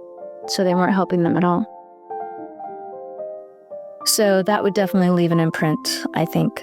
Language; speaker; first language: English; native; English